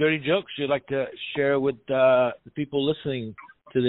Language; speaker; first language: English; native; English